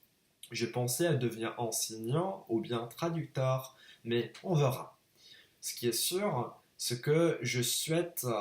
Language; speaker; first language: French; non-native, fluent; English